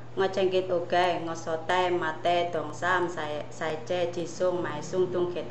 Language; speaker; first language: Cantonese; non-native, learner; Indonesian